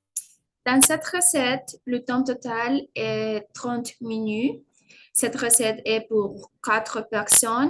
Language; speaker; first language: French; non-native, learner; Spanish